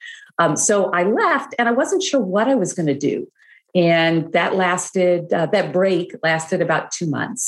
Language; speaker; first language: English; native; English